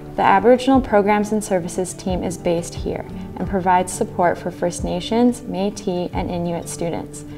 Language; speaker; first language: English; native; English